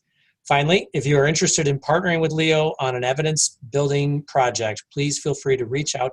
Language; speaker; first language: English; native; English